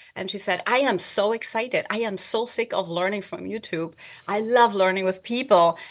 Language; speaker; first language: English; non-native, fluent; German